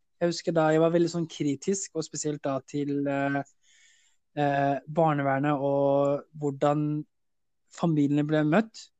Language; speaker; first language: Norwegian; early bilingual, other home language; Somali